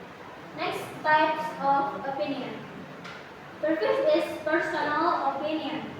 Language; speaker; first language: English; non-native, fluent; Indonesian